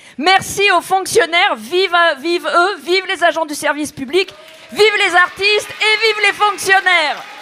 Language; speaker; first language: French; native; French